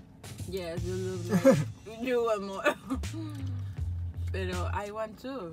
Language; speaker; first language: English; non-native, learner; Spanish